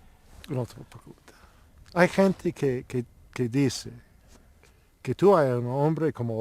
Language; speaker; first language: Spanish; non-native, learner; English